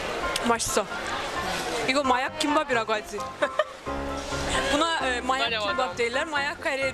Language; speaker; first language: Korean; non-native, fluent; Azerbaijani